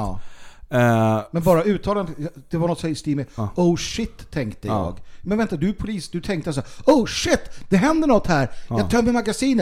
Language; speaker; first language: Swedish; native; Swedish